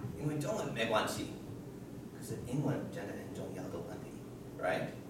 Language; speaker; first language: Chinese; non-native, learner; English